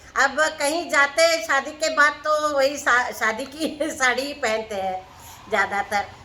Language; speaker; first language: Hindi; non-native, local second language; Marathi